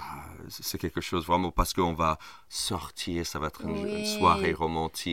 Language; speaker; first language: French; non-native, fluent; English